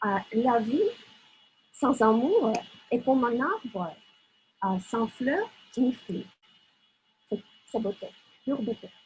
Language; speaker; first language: French; non-native, fluent; Russian